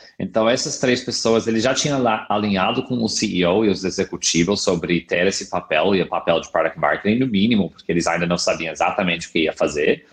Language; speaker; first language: Portuguese; non-native, fluent; English